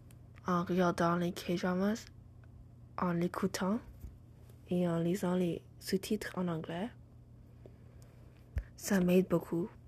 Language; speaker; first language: French; non-native, learner; English